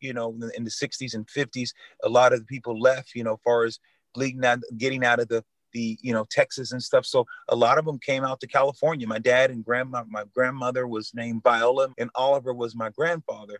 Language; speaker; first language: English; native; English